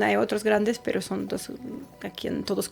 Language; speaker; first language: Spanish; non-native, fluent; Russian